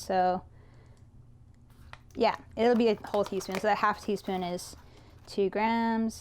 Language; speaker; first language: English; native; English